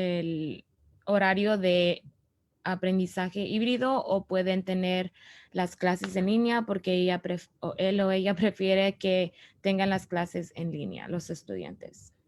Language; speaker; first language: Spanish; early bilingual, other home language; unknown